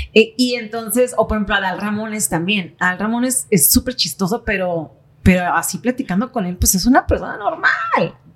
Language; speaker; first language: Spanish; native; Spanish